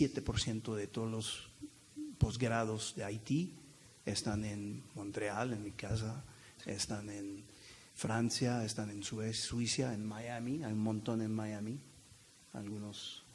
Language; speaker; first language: Spanish; non-native, fluent; French